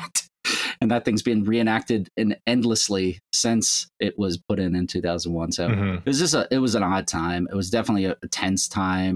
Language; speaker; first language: English; native; English